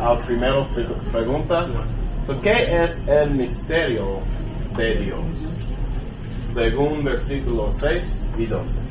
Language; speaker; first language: Spanish; non-native, learner; English